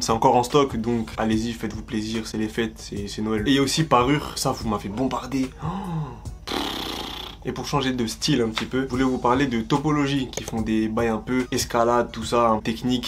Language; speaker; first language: French; native; French